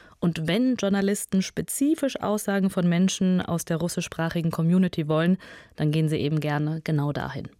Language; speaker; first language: German; early bilingual, other home language; Russian